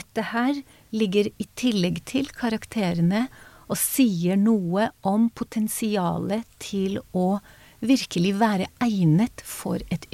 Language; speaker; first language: Norwegian; non-native, fluent; Hebrew